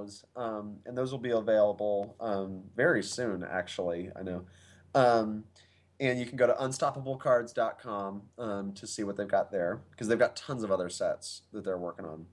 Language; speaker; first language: English; native; English